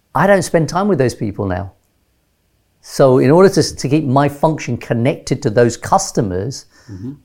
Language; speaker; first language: English; native; English